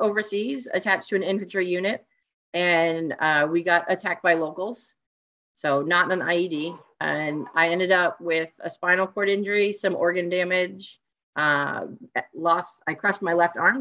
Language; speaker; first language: English; native; English